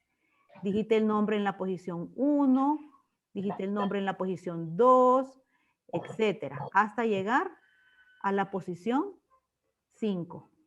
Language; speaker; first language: Spanish; native; Spanish